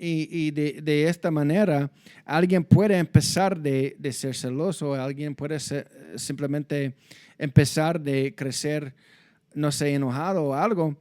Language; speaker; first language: Spanish; non-native, fluent; English